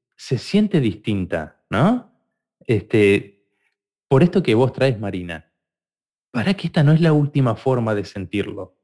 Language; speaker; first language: Spanish; native; Spanish